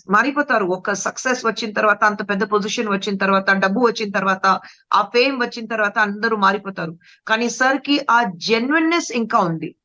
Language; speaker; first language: Telugu; non-native, fluent; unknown